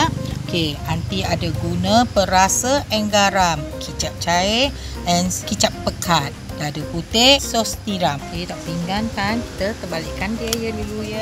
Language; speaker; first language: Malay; non-native, local second language; Chinese